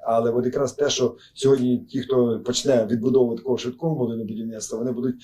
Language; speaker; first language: Ukrainian; native; Ukrainian